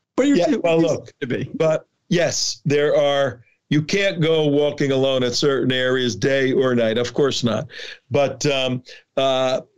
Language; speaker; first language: English; native; English